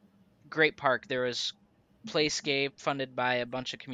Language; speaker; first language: English; native; English